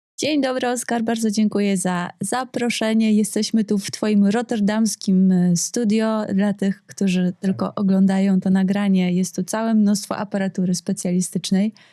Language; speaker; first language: Polish; native; Polish